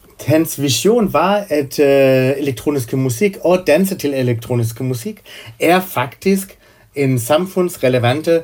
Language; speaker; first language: Danish; non-native, fluent; German